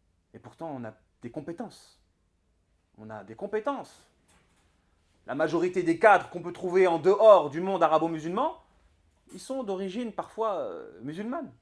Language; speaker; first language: French; native; French